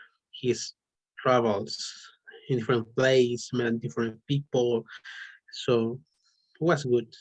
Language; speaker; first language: English; non-native, learner; Spanish